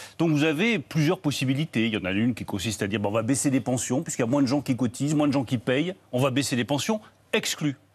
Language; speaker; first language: French; native; French